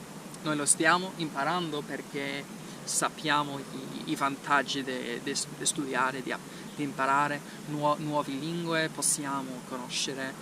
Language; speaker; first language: Italian; non-native, learner; English